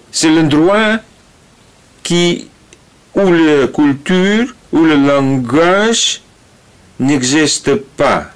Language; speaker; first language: French; non-native, learner; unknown